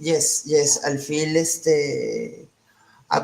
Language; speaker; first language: English; non-native, learner; Spanish